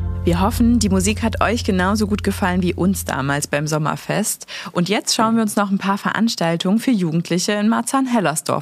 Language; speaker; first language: German; native; German